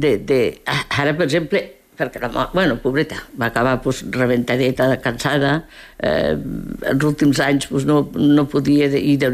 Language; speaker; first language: Catalan; early bilingual, other home language; Spanish